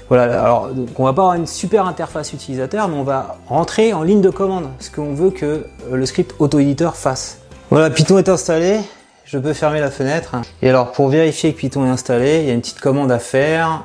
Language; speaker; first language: French; native; French